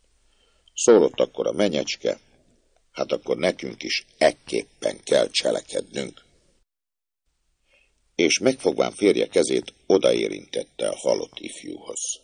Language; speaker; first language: Hungarian; native; Hungarian